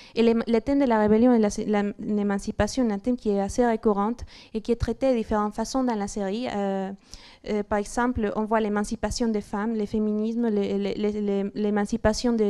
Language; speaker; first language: French; non-native, fluent; Spanish